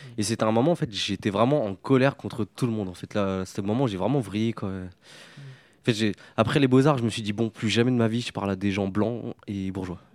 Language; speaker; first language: French; native; French